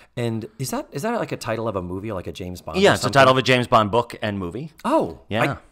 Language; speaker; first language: English; native; English